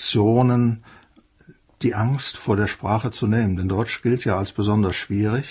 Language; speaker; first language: German; native; German